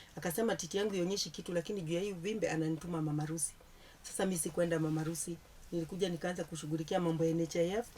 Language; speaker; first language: Swahili; non-native, local second language; Kikuyu